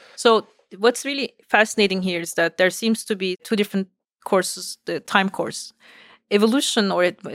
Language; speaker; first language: English; non-native, fluent; Turkish